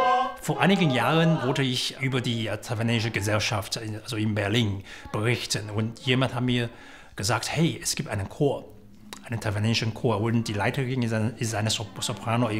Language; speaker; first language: German; non-native, fluent; Chinese